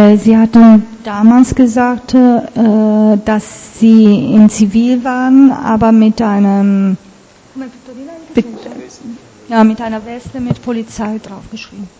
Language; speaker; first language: German; non-native, fluent; Italian